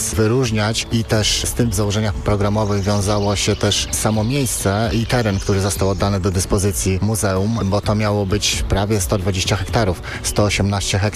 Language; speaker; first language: Polish; native; Polish